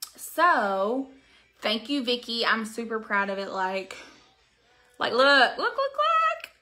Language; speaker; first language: English; native; English